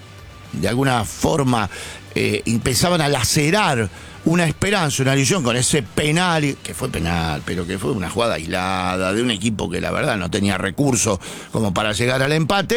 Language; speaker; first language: Spanish; native; Spanish